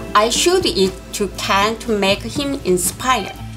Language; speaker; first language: English; non-native, learner; Korean